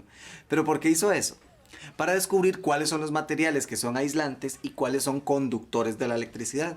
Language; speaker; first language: Spanish; native; Spanish